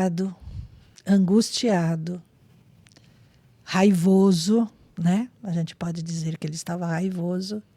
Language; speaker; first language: Portuguese; native; Portuguese